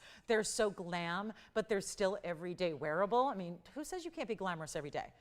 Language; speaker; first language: English; native; English